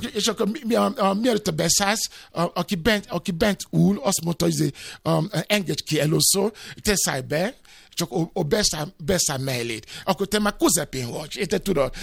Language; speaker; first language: Hungarian; non-native, fluent; Yoruba